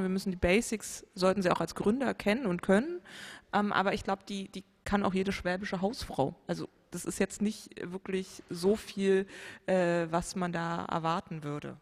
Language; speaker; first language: German; native; German